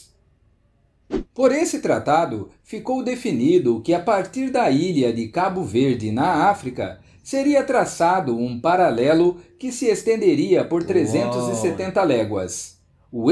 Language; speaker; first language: Portuguese; native; Portuguese